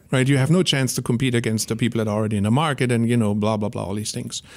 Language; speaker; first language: English; non-native, fluent; German